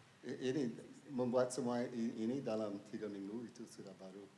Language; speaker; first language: Indonesian; non-native, fluent; English